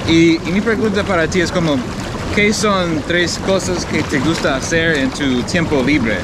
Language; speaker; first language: Spanish; non-native, learner; English